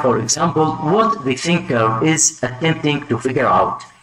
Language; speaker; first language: English; non-native, fluent; Arabic